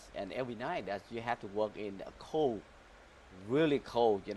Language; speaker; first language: English; early bilingual, other home language; Vietnamese